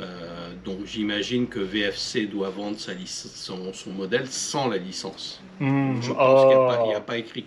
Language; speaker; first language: French; native; French